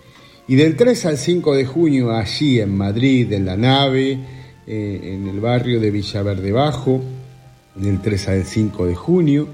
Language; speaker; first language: Spanish; native; Spanish